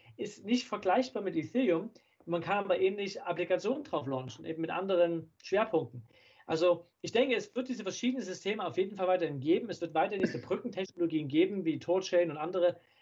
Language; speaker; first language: German; native; German